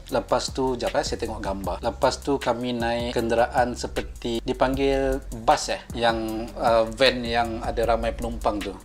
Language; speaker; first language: Malay; native; Malay